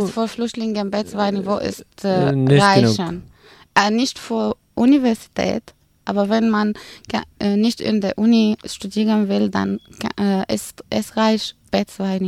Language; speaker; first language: German; non-native, fluent; Arabic